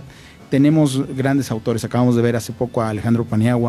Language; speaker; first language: Spanish; native; Spanish